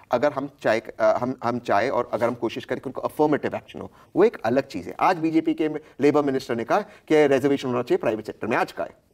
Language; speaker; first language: Hindi; native; Hindi